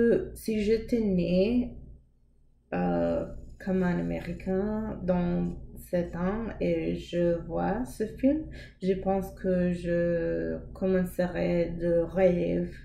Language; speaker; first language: French; non-native, learner; English